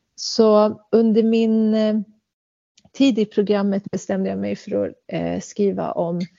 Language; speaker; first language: Swedish; early bilingual, other home language; Central Kurdish